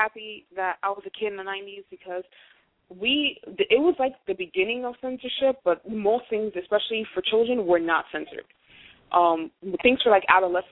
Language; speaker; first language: English; non-native, fluent; Haitian Creole